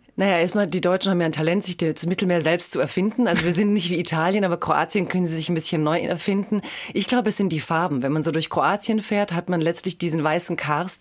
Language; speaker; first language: German; early bilingual, other home language; Croatian